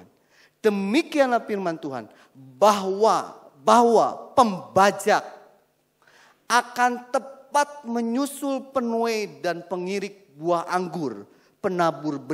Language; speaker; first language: Indonesian; native; Indonesian